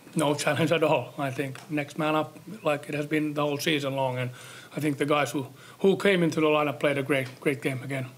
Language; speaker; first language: English; non-native, fluent; Finnish